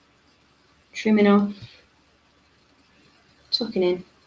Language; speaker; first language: English; native; English